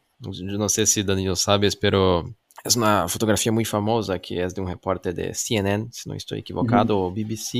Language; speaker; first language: Spanish; non-native, learner; Portuguese